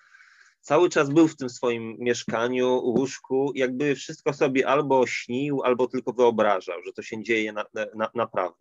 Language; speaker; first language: Polish; native; Polish